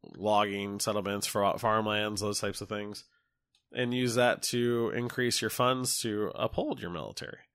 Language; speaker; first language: English; native; English